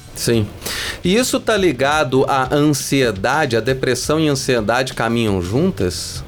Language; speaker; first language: Portuguese; native; Portuguese